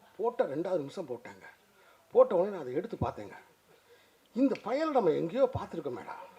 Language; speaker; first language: Tamil; native; Tamil